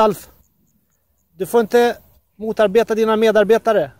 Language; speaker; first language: Swedish; native; Swedish